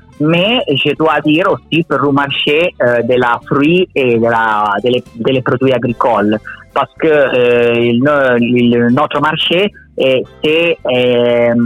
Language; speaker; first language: French; non-native, learner; Italian